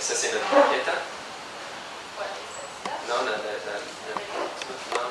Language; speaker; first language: Spanish; non-native, learner; French